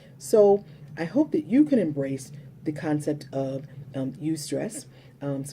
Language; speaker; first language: English; native; English